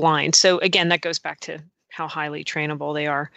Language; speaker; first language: English; native; English